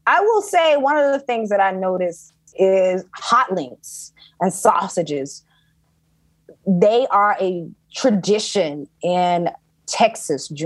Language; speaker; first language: English; native; English